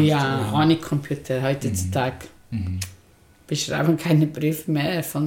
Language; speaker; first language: German; non-native, learner; Spanish